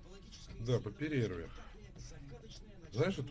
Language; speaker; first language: Russian; native; Russian